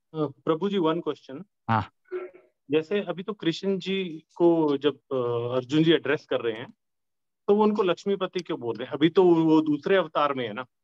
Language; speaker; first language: Hindi; non-native, local second language; Kannada